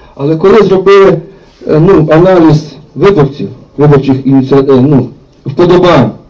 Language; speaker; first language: Ukrainian; native; Ukrainian